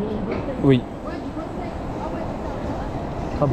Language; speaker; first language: French; native; French